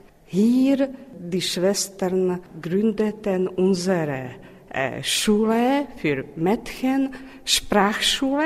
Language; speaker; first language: German; non-native, learner; Czech